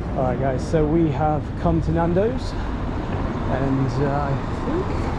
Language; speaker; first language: English; native; English